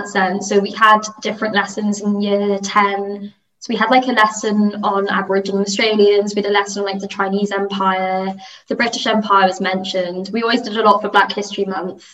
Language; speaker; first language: English; native; English